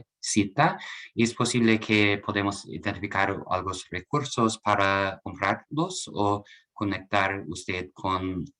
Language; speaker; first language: Spanish; non-native, learner; English